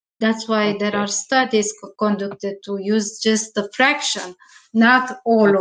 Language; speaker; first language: English; non-native, learner; Romanian